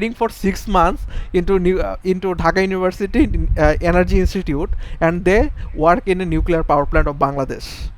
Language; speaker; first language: English; non-native, fluent; Bangla